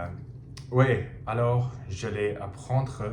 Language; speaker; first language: French; non-native, learner; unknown